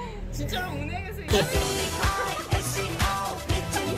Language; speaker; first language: Korean; non-native, fluent; French